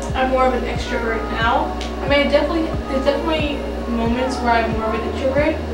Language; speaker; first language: English; native; English